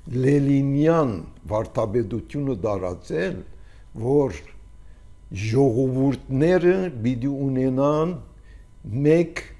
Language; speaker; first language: Armenian; early bilingual, heritage; Armenian